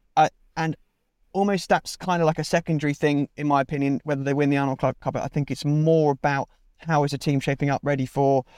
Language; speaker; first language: English; native; English